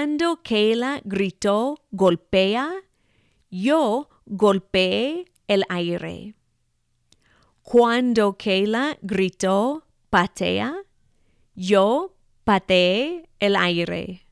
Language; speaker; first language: Spanish; non-native, fluent; English